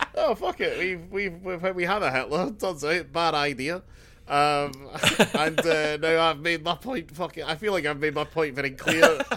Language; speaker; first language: English; native; English